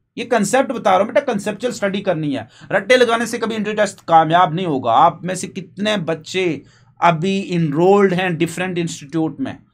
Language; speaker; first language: Urdu; non-native, local second language; Punjabi